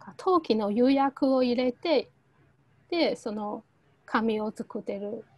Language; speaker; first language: Japanese; non-native, fluent; Chinese